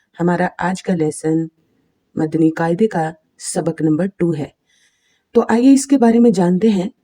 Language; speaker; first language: Urdu; native; Urdu